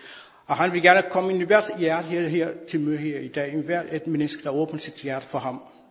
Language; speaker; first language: Danish; non-native, fluent; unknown